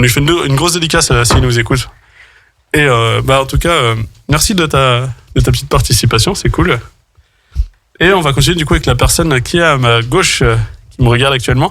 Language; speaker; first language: French; native; French